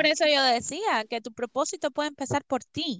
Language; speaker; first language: Spanish; native; Spanish